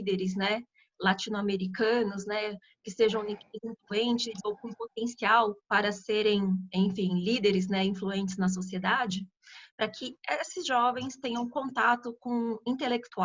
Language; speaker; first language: Portuguese; native; Portuguese